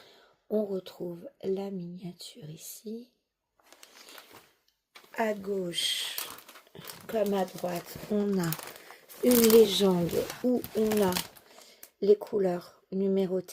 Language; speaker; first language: French; native; French